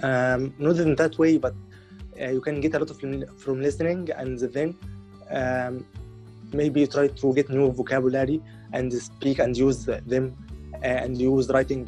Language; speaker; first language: English; non-native, learner; Arabic